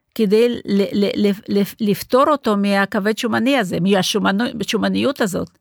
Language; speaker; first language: Hebrew; non-native, fluent; Russian